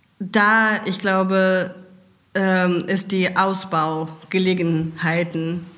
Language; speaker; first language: German; non-native, fluent; Russian